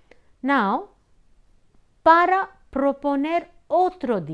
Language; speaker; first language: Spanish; non-native, fluent; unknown